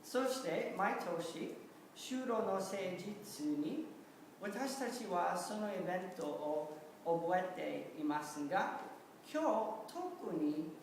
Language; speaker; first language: Japanese; non-native, learner; English